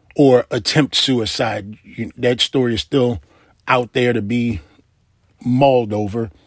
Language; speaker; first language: English; native; English